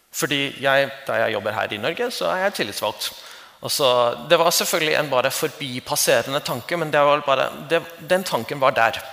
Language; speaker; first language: Norwegian; non-native, fluent; English